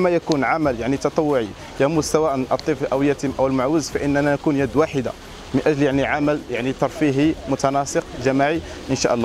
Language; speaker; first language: Arabic; native; Arabic